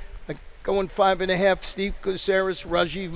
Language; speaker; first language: English; native; English